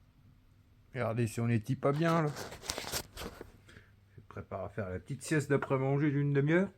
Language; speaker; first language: French; native; French